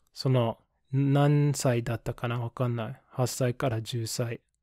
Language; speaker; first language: Japanese; non-native, fluent; English